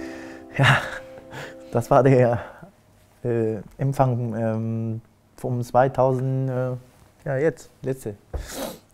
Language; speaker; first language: German; non-native, fluent; Spanish